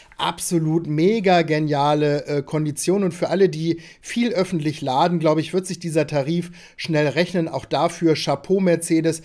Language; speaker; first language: German; native; German